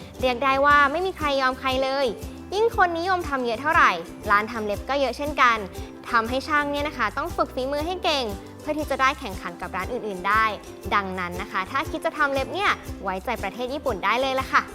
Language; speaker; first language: Thai; native; Thai